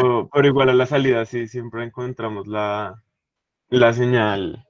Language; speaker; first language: Spanish; native; Spanish